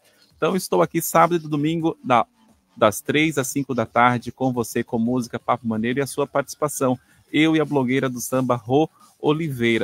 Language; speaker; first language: Portuguese; native; Portuguese